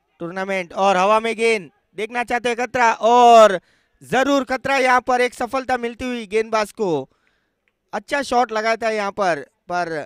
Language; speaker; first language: Hindi; non-native, local second language; Marathi